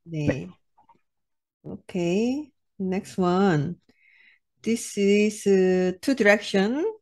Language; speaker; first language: English; non-native, learner; Korean